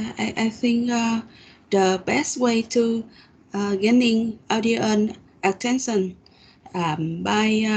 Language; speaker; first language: English; non-native, learner; Vietnamese